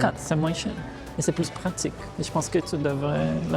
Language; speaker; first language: French; non-native, fluent; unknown